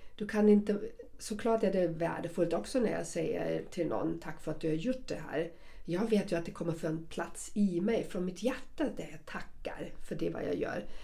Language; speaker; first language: Swedish; non-native, fluent; German